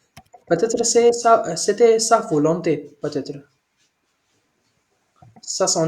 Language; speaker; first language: French; non-native, learner; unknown